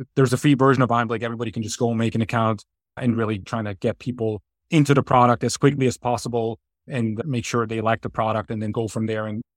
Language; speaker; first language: English; non-native, fluent; German